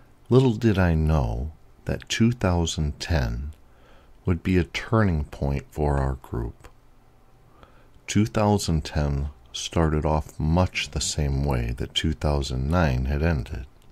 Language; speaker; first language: English; native; English